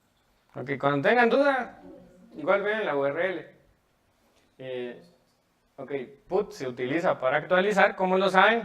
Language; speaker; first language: Spanish; native; Spanish